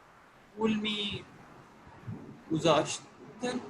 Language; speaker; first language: Persian; non-native, learner; Urdu